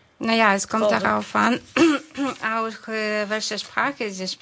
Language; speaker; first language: German; non-native, fluent; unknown